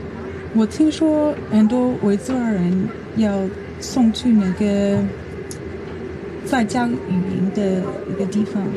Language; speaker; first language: Chinese; non-native, learner; English